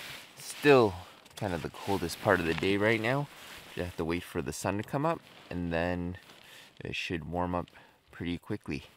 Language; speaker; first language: English; native; English